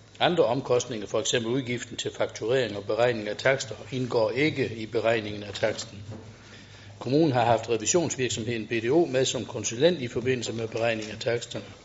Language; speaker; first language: Danish; native; Danish